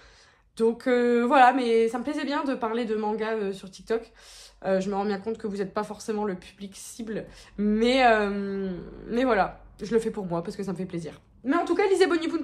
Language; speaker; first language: French; native; French